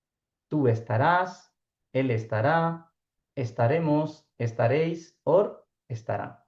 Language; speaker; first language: Spanish; non-native, fluent; Urdu